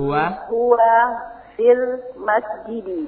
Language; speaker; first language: Arabic; non-native, learner; Indonesian